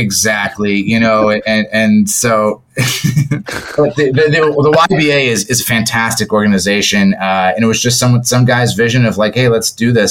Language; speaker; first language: English; native; English